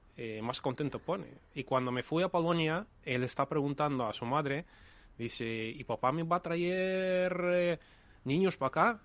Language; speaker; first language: Spanish; non-native, learner; Ukrainian